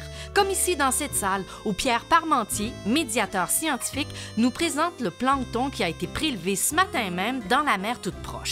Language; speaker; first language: French; native; French